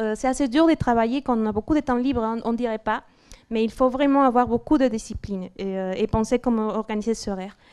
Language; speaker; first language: French; non-native, fluent; Spanish